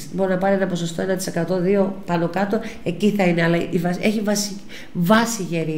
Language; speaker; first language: Greek; native; Greek